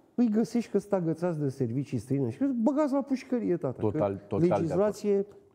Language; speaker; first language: Romanian; native; Romanian